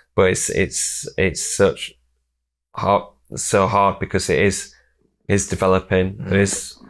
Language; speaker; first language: English; native; English